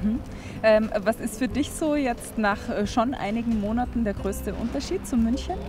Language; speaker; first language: German; native; German